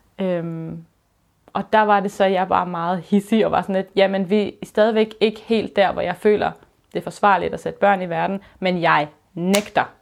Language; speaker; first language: Danish; early bilingual, other home language; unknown